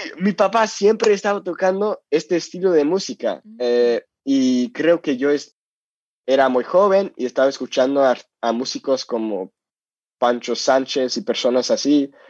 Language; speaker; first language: Spanish; non-native, fluent; English